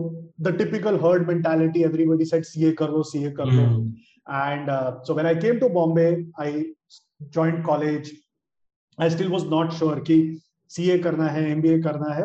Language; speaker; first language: English; non-native, local second language; Hindi